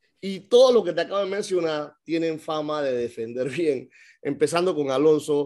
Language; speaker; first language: Spanish; native; Spanish